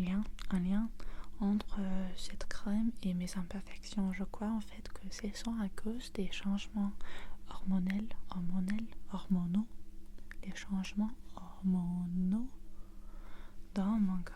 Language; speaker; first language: French; non-native, fluent; English